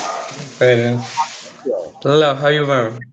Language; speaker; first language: English; non-native, learner; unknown